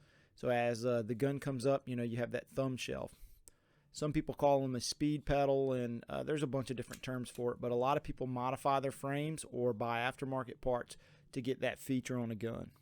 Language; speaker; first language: English; native; English